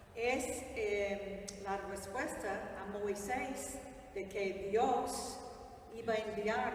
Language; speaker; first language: Spanish; non-native, fluent; English